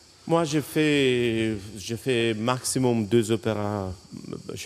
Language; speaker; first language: French; non-native, fluent; Italian